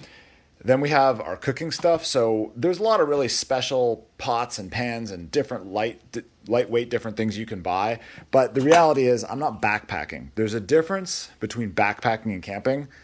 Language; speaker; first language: English; native; English